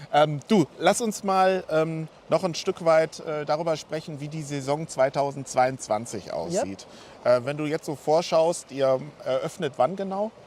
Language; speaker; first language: German; native; German